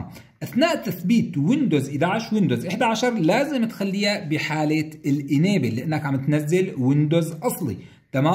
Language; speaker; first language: Arabic; native; Arabic